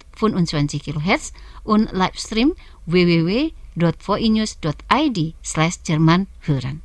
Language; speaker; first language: German; non-native, fluent; Indonesian